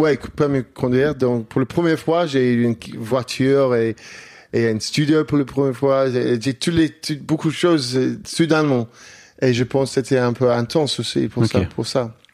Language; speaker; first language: French; non-native, learner; English